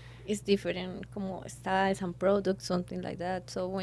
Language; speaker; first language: English; non-native, learner; Spanish